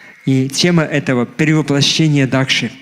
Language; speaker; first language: Russian; native; Russian